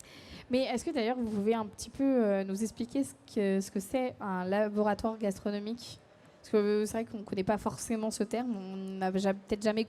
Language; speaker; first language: French; native; French